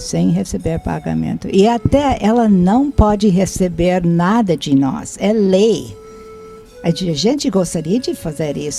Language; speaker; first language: Portuguese; non-native, fluent; English